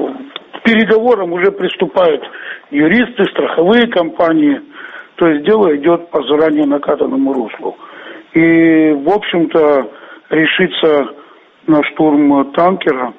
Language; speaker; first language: Russian; native; Russian